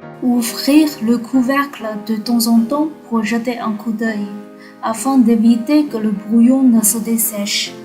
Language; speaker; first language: French; non-native, fluent; Chinese